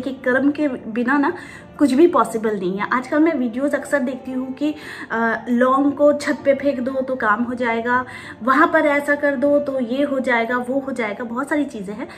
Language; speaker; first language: Hindi; non-native, local second language; Bangla